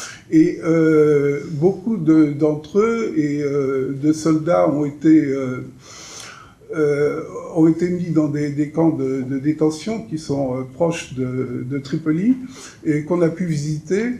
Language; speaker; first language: French; native; French